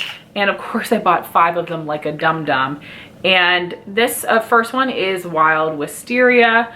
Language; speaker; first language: English; native; English